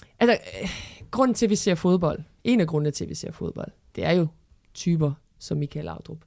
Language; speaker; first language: Danish; early bilingual, other home language; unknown